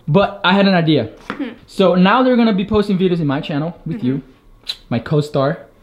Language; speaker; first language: English; non-native, fluent; Portuguese